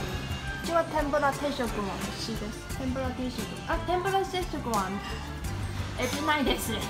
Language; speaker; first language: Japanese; non-native, learner; Chinese